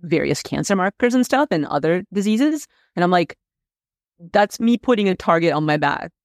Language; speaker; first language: English; non-native, fluent; Russian